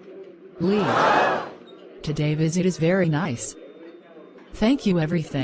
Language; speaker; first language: English; non-native, learner; Khmer